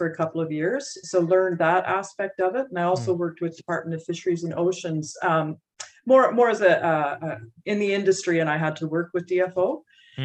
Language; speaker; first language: English; native; English